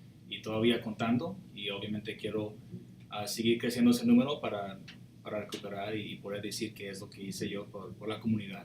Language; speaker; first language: Spanish; early bilingual, heritage; Spanish